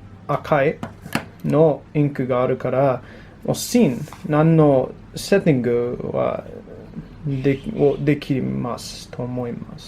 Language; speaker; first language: Japanese; non-native, learner; English